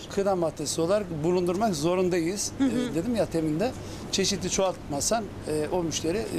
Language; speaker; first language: Turkish; native; Turkish